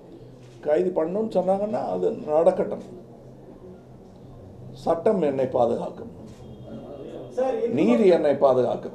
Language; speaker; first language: Tamil; native; Tamil